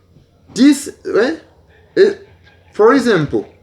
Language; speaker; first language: English; non-native, learner; Haitian Creole